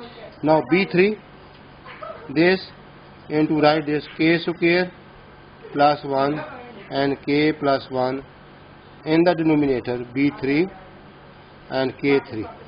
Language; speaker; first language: English; non-native, local second language; Urdu